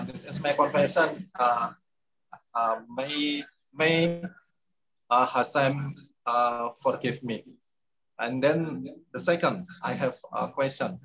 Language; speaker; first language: English; non-native, learner; Indonesian